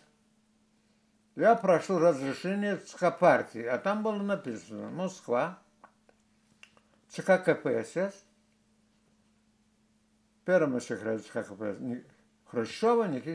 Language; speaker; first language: Russian; non-native, local second language; Karachay-Balkar